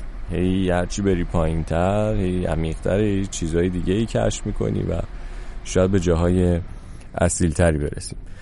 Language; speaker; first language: Persian; native; Persian